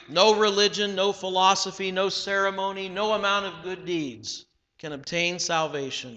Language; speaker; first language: English; native; English